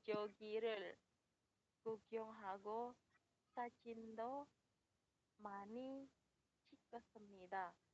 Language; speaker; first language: Korean; non-native, learner; Indonesian